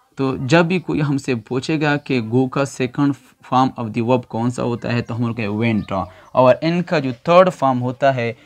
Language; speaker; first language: Urdu; non-native, local second language; Pashto